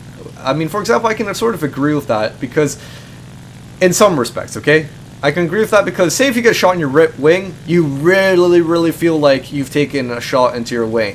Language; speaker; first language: English; native; English